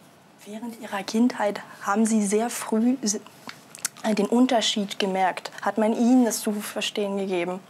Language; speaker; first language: German; non-native, fluent; French